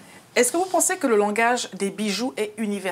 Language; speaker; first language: French; native; French